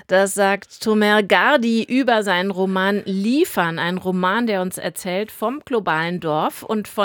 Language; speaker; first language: German; native; German